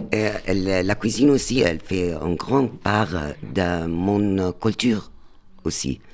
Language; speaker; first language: French; non-native, learner; Arabic